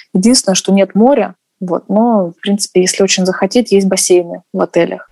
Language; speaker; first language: Russian; native; Russian